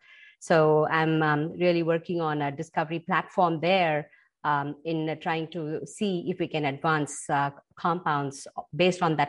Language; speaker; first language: English; non-native, local second language; Tamil